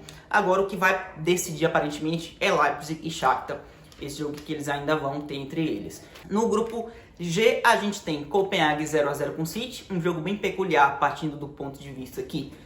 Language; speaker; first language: Portuguese; native; Portuguese